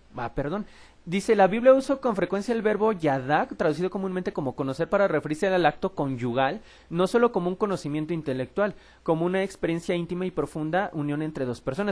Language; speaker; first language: Spanish; native; Spanish